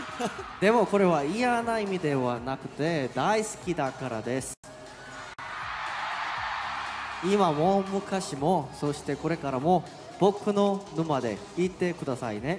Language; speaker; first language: Japanese; non-native, learner; Korean